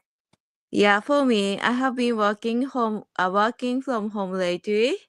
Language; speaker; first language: English; non-native, learner; Japanese